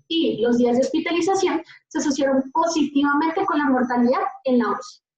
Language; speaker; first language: Spanish; native; Spanish